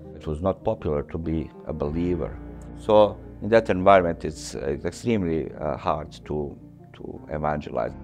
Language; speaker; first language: English; non-native, fluent; Bosnian